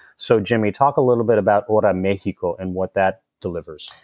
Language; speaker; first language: English; native; English